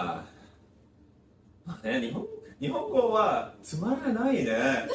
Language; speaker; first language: Japanese; non-native, learner; English